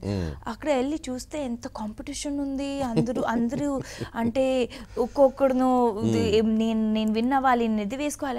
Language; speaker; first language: Telugu; non-native, local second language; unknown